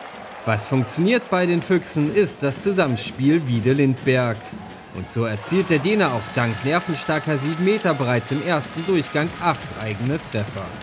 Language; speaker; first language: German; native; German